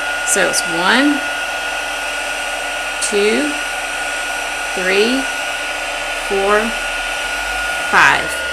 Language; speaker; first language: English; native; English